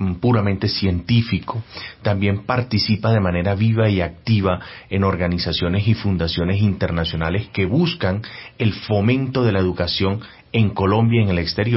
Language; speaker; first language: Spanish; native; Spanish